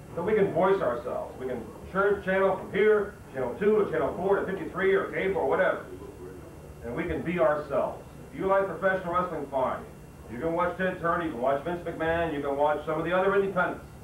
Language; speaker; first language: English; native; English